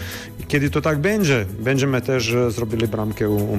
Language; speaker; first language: Polish; non-native, learner; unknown